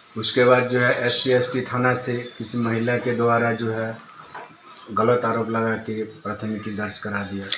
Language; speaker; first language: Hindi; non-native, local second language; Bangla